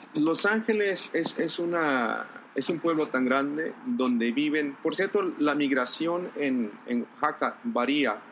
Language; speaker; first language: Spanish; non-native, local second language; Zapotec